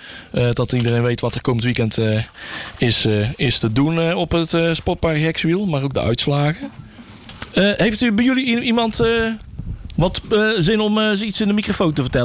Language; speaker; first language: Dutch; native; Dutch